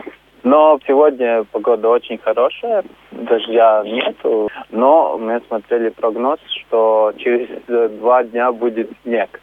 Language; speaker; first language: Russian; non-native, local second language; Latvian